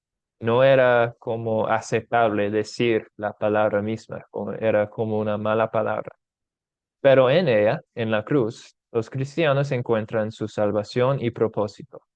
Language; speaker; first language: Spanish; non-native, fluent; English